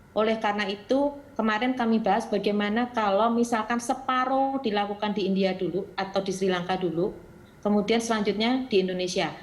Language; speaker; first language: Indonesian; native; Indonesian